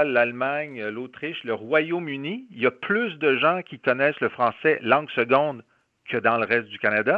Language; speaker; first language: French; native; French